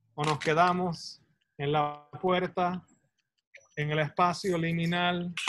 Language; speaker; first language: Spanish; early bilingual, heritage; Spanish